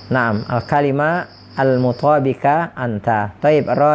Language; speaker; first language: Arabic; non-native, fluent; Indonesian